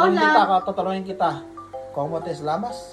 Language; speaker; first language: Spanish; non-native, learner; Filipino